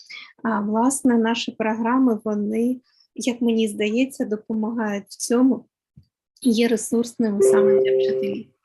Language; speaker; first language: Ukrainian; native; Ukrainian